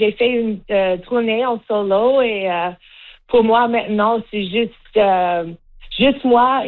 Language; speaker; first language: French; non-native, local second language; English